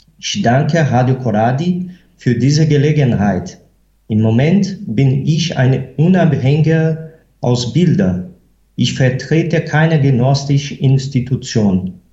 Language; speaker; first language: German; non-native, fluent; Portuguese